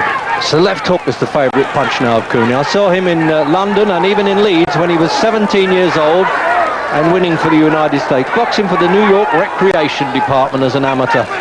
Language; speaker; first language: English; native; English